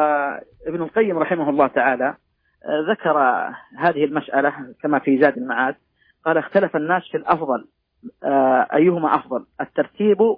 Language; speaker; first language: Arabic; native; Arabic